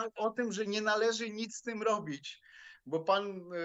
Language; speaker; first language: Polish; native; Polish